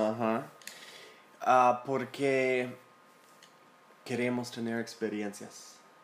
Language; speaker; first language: Spanish; non-native, learner; English